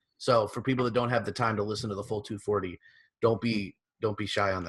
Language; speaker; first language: English; native; English